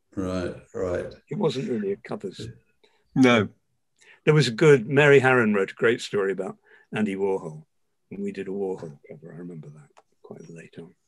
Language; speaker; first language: English; native; English